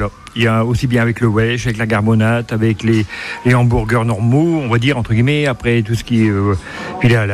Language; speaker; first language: French; native; French